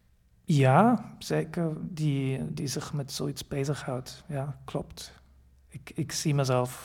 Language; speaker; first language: Dutch; non-native, fluent; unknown